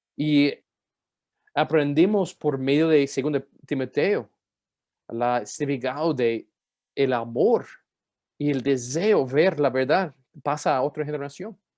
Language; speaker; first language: Spanish; non-native, fluent; English